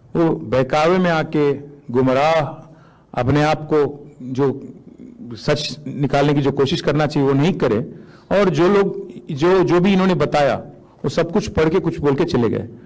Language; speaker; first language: Hindi; non-native, local second language; Telugu